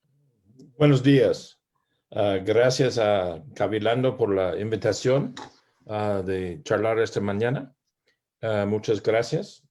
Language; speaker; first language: Spanish; non-native, learner; English